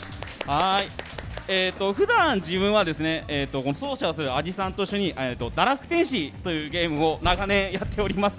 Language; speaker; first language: Japanese; native; Japanese